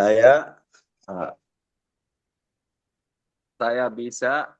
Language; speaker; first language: Indonesian; non-native, learner; Arabic